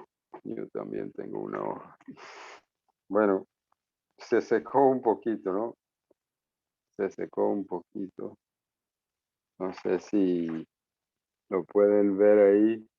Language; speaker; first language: Spanish; non-native, fluent; English